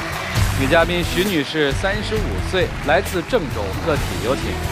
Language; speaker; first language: Chinese; native; Chinese